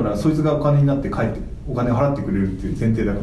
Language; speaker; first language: Japanese; native; Japanese